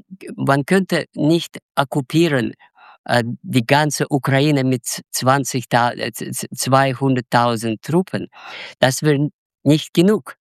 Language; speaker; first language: German; non-native, learner; Russian